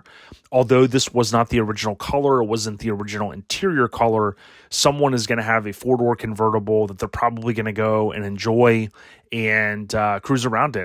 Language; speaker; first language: English; native; English